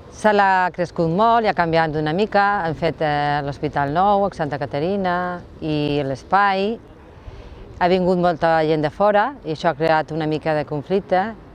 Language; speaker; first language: Catalan; non-native, local second language; Spanish